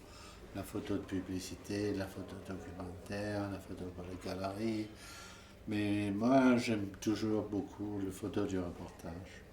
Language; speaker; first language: French; non-native, fluent; German